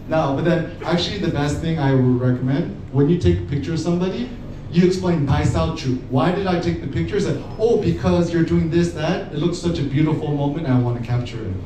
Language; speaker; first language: English; native; English